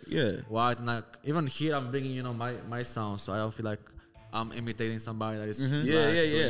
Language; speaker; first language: English; non-native, fluent; Albanian